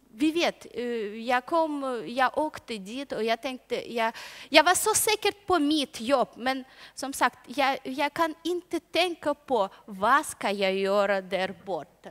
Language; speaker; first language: Swedish; non-native, learner; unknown